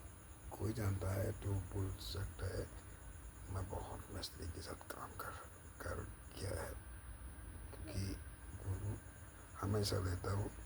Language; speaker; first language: Hindi; non-native, local second language; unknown